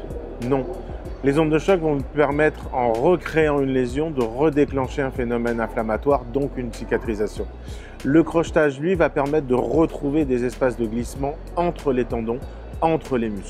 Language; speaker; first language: French; native; French